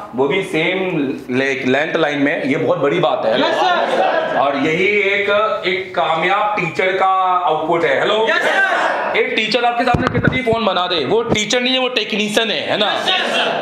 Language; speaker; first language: Hindi; native; Hindi